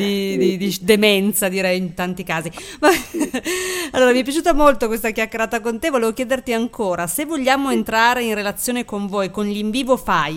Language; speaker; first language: Italian; native; Italian